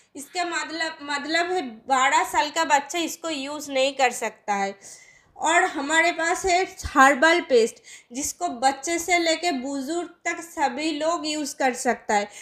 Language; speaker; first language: Hindi; non-native, local second language; Bangla